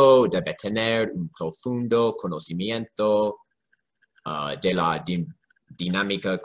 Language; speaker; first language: Spanish; non-native, learner; English